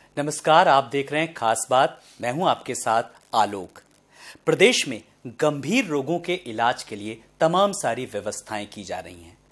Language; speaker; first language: Hindi; native; Hindi